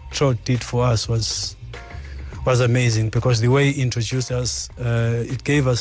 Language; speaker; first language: English; non-native, local second language; Zulu